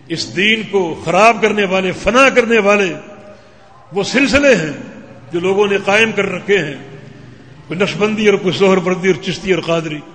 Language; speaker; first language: Urdu; native; Urdu